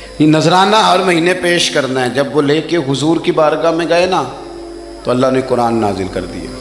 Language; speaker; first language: Urdu; non-native, local second language; Punjabi